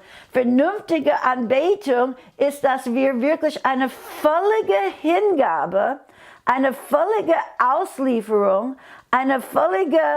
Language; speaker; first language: German; non-native, fluent; English